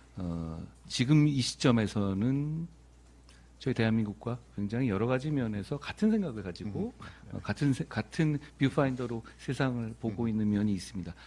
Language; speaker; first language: Korean; native; Korean